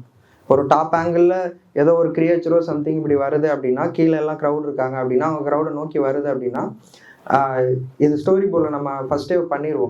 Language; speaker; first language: Tamil; native; Tamil